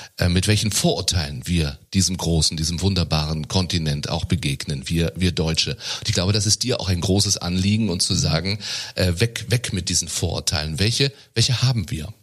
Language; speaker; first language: German; native; German